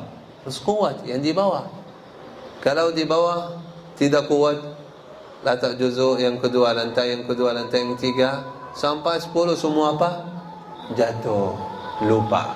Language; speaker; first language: Indonesian; non-native, learner; Arabic